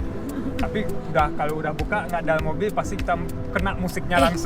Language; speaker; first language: Indonesian; early bilingual, heritage; Indonesian